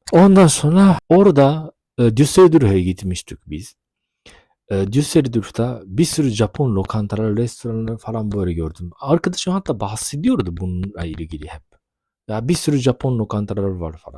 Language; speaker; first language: Turkish; non-native, fluent; Japanese